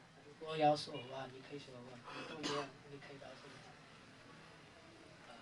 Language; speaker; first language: Chinese; non-native, learner; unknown